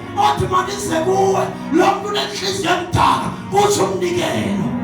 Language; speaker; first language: Zulu; non-native, local second language; Xhosa